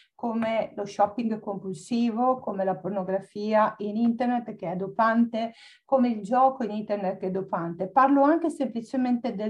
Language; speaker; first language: Italian; native; Italian